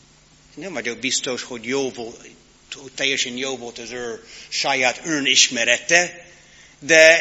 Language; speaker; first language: Hungarian; non-native, learner; English